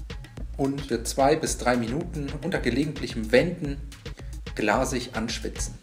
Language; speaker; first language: German; native; German